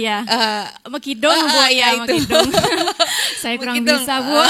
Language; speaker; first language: Indonesian; native; Indonesian